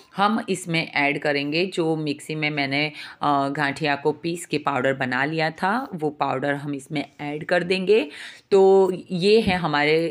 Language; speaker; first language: Hindi; non-native, local second language; Gujarati